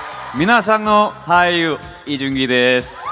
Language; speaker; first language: Japanese; non-native, learner; Korean